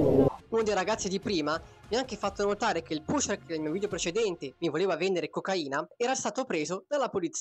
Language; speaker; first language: Italian; native; Italian